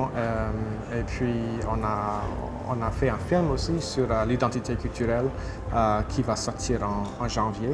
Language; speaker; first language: French; non-native, local second language; English